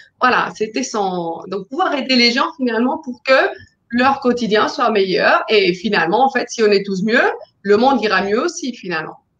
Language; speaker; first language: French; non-native, fluent; Spanish